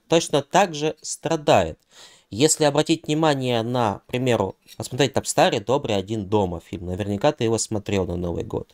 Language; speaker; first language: Russian; non-native, local second language; Ukrainian